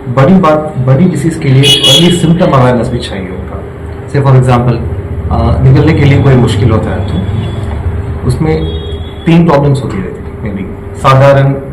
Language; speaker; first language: Hindi; non-native, fluent; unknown